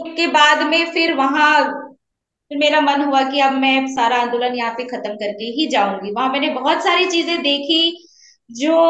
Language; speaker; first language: Hindi; native; Hindi